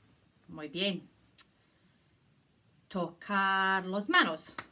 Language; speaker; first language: Spanish; non-native, learner; English